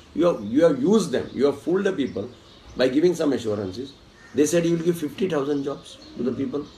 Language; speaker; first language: English; non-native, local second language; Konkani